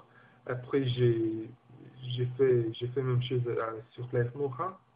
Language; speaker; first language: French; non-native, learner; Romanian